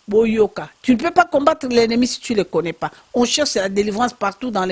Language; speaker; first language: French; non-native, local second language; Lingala